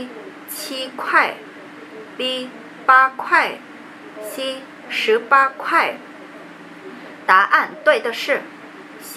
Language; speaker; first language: Chinese; non-native, learner; Vietnamese